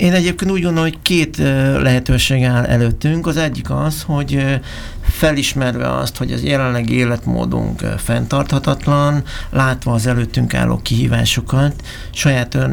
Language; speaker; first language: Hungarian; native; Hungarian